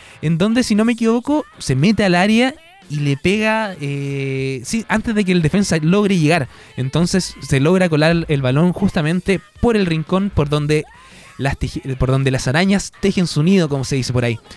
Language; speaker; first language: Spanish; native; Spanish